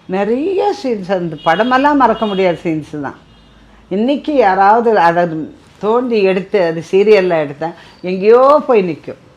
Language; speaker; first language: Tamil; non-native, local second language; Telugu